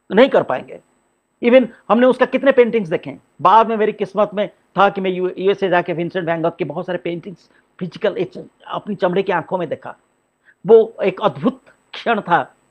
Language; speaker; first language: Hindi; non-native, local second language; Odia